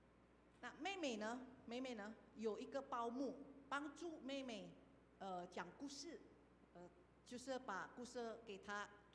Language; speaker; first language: Chinese; non-native, fluent; Indonesian